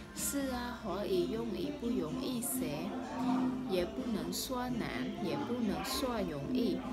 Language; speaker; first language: Chinese; non-native, learner; Khmer